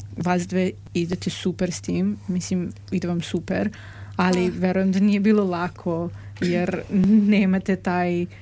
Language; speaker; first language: Serbian; native; Serbian